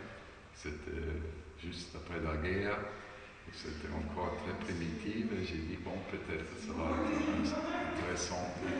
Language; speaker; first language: French; non-native, fluent; German